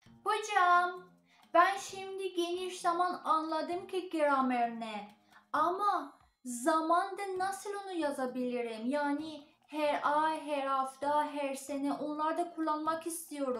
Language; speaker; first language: Turkish; non-native, learner; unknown